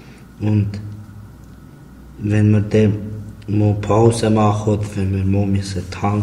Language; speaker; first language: German; early bilingual, other home language; Albanian